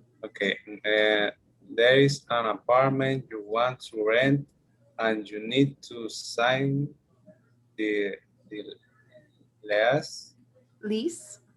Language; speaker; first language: English; non-native, learner; Spanish